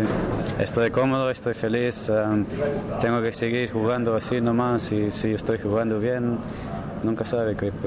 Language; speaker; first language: Spanish; early bilingual, heritage; English